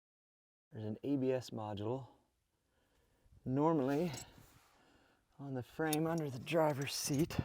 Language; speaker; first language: English; native; English